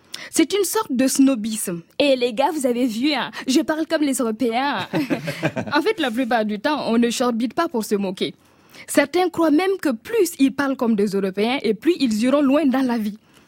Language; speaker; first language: French; non-native, local second language; Mossi